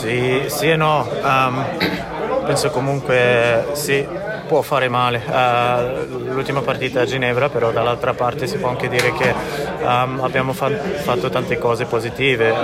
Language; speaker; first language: Italian; non-native, local second language; Swiss German